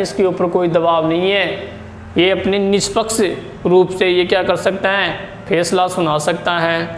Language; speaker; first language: Hindi; native; Hindi